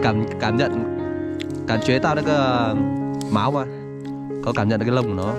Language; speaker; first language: Chinese; non-native, fluent; Vietnamese